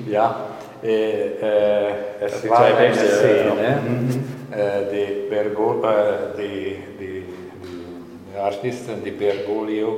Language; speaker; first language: German; non-native, learner; Hungarian